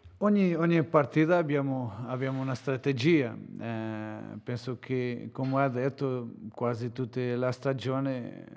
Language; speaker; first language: Italian; non-native, learner; Portuguese